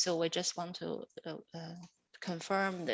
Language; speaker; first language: English; non-native, fluent; Chinese